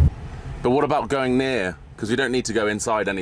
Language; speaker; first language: English; native; English